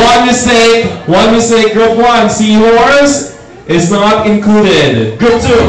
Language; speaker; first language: English; non-native, local second language; Filipino